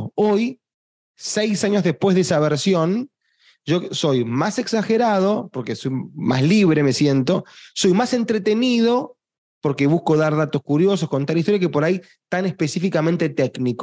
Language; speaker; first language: Spanish; native; Spanish